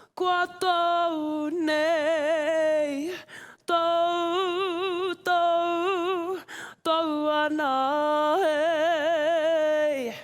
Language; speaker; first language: Māori; native; Māori